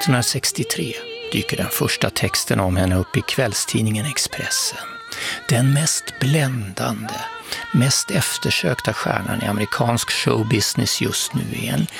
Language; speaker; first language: Swedish; native; Swedish